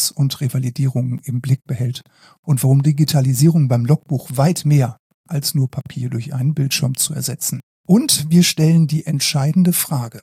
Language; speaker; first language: German; native; German